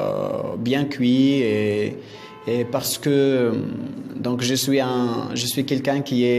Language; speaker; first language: French; non-native, local second language; Arabic